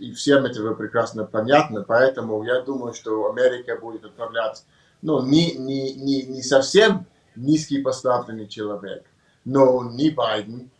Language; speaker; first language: Russian; non-native, learner; English